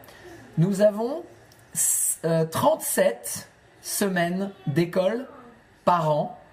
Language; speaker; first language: French; native; French